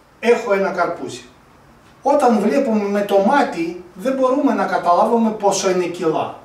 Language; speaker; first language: Greek; non-native, fluent; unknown